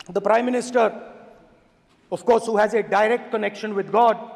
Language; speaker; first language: English; non-native, local second language; Hindi